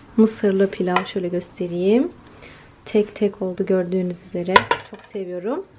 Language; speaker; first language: Turkish; early bilingual, heritage; Turkish